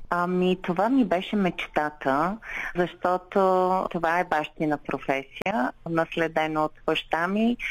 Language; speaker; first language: Bulgarian; non-native, local second language; Turkish